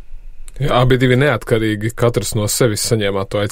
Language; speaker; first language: Latvian; native; Latvian